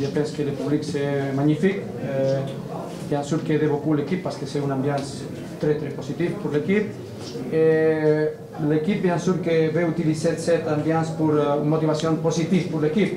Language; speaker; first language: French; non-native, learner; Spanish